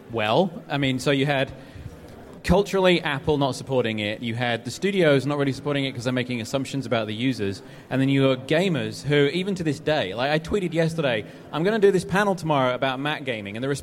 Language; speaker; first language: English; native; English